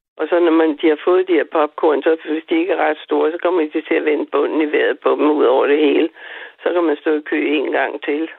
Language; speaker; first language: Danish; native; Danish